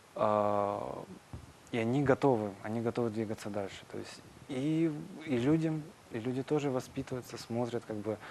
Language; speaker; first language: Russian; native; Russian